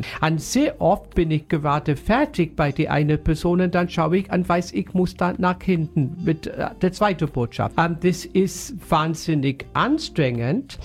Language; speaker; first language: German; non-native, fluent; English